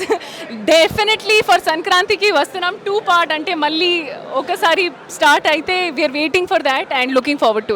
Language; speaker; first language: Telugu; non-native, learner; Hindi